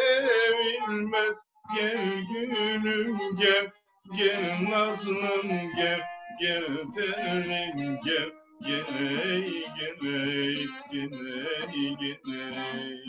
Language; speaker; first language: Turkish; native; Turkish